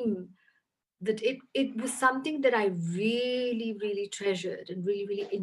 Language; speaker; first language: English; native; English